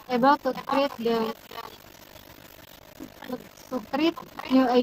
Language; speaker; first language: English; non-native, learner; Indonesian